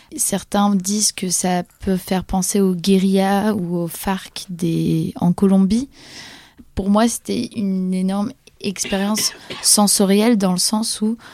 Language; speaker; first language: French; non-native, fluent; Polish